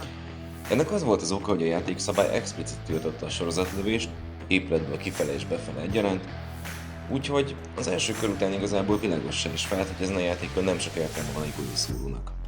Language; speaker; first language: Hungarian; native; Hungarian